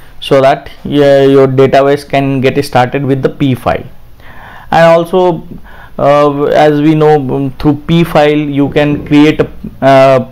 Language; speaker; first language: English; non-native, local second language; Hindi